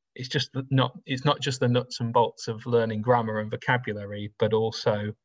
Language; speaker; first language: English; native; English